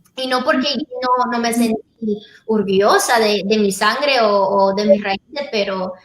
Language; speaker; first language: Spanish; early bilingual, heritage; Spanish